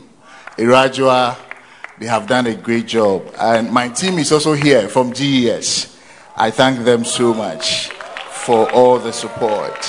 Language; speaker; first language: English; non-native, local second language; Akan